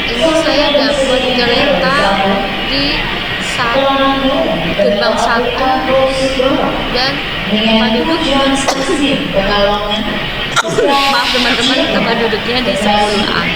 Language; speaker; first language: Indonesian; non-native, local second language; Javanese